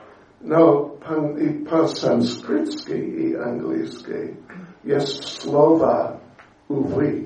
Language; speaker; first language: Russian; non-native, learner; English